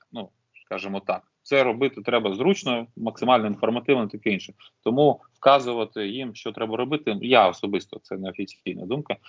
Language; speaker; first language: Ukrainian; non-native, local second language; Russian